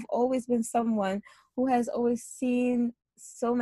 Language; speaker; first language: English; non-native, local second language; Hausa